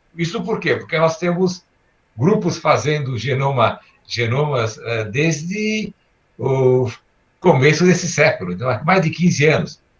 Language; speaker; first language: Portuguese; early bilingual, other home language; Armenian